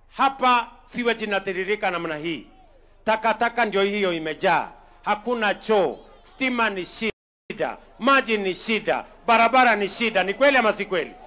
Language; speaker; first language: Swahili; non-native, local second language; Kalenjin